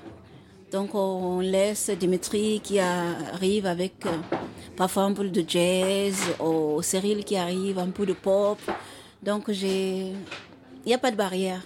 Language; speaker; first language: French; non-native, fluent; Xhosa